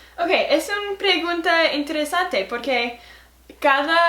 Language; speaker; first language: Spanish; non-native, learner; English